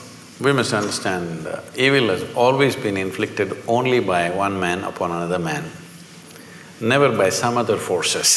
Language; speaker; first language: English; non-native, local second language; Kannada